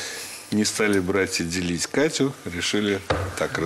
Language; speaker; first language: Russian; native; Russian